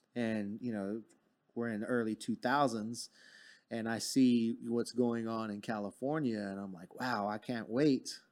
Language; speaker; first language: English; native; English